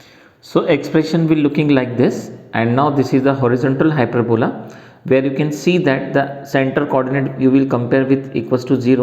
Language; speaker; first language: English; non-native, local second language; Hindi